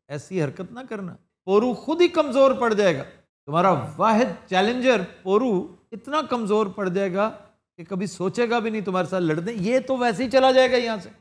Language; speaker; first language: Urdu; non-native, local second language; Punjabi